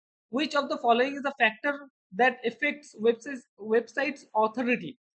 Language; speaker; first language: English; non-native, local second language; Bangla